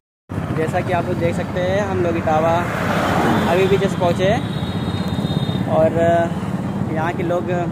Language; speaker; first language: Hindi; native; Hindi